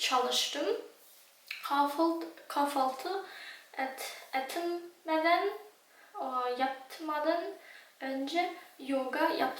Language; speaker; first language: Turkish; non-native, learner; German